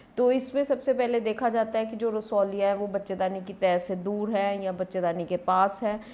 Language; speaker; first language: Hindi; non-native, local second language; Punjabi